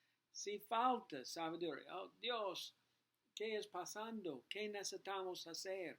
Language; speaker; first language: Spanish; non-native, learner; English